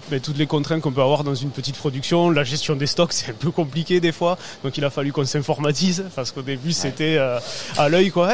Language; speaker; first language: French; native; French